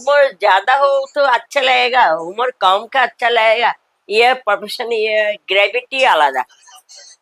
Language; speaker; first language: Hindi; non-native, local second language; Bangla